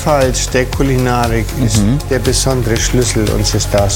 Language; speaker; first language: German; native; German